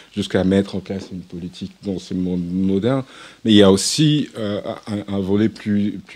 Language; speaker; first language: French; non-native, local second language; Swahili